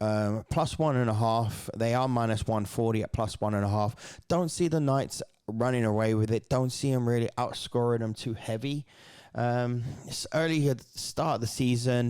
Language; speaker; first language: English; native; English